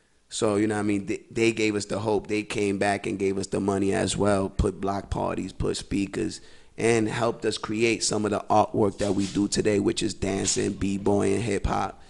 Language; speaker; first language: English; early bilingual, other home language; Spanish